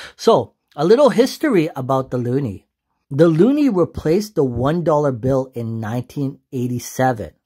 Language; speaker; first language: English; native; English